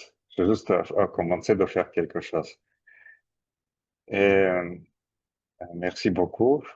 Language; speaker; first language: French; non-native, learner; Armenian